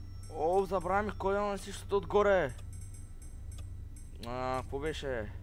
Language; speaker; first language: Bulgarian; native; Bulgarian